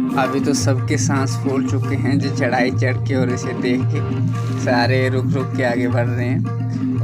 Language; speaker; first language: Hindi; native; Hindi